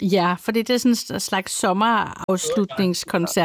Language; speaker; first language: Danish; native; Danish